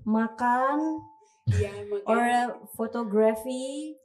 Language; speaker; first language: English; non-native, fluent; Indonesian